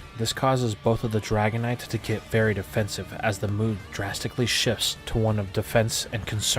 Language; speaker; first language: English; native; English